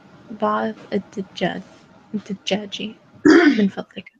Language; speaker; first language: Arabic; non-native, learner; English